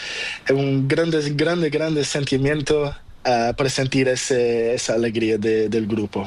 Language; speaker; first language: Spanish; non-native, learner; Portuguese